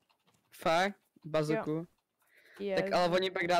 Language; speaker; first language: Czech; native; Czech